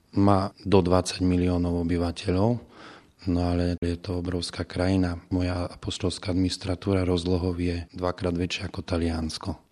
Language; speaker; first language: Slovak; native; Slovak